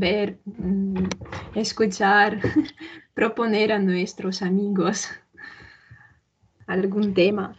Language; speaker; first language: Spanish; non-native, fluent; Russian